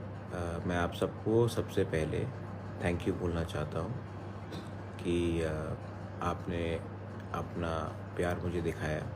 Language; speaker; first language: Hindi; non-native, local second language; Kok Borok